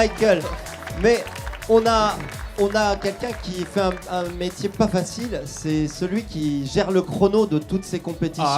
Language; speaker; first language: French; native; French